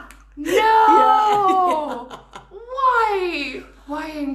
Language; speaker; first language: English; native; English